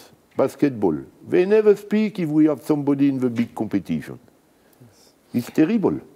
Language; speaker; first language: English; non-native, learner; French